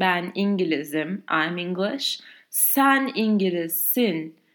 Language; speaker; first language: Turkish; non-native, learner; English